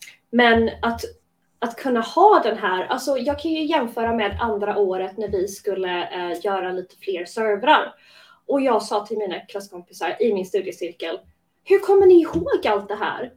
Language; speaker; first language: Swedish; native; Swedish